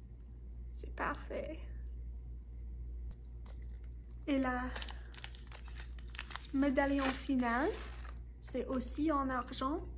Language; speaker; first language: French; non-native, learner; English